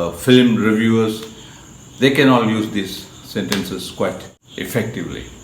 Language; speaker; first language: English; non-native, local second language; Malayalam